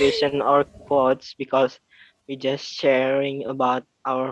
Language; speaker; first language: English; non-native, learner; Indonesian